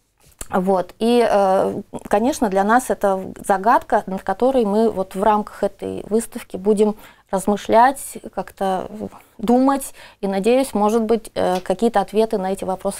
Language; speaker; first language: Russian; native; Russian